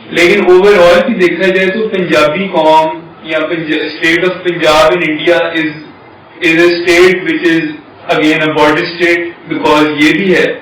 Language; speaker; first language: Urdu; non-native, local second language; Punjabi